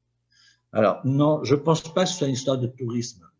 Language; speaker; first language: French; native; French